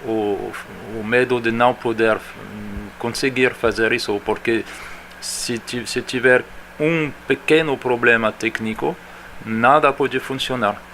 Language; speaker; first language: Portuguese; non-native, fluent; French